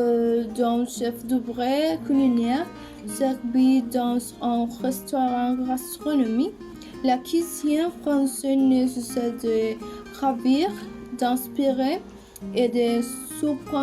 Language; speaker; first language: French; non-native, learner; Spanish